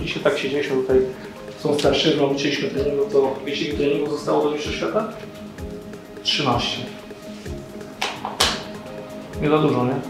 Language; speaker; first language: Polish; native; Polish